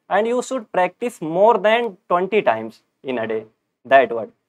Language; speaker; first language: English; non-native, local second language; Hindi